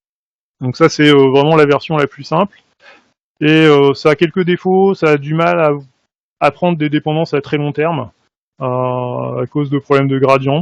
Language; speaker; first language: French; native; French